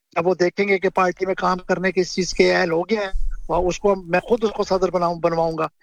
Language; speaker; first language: Urdu; native; Urdu